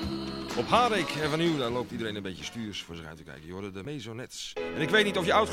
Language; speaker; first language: Dutch; native; Dutch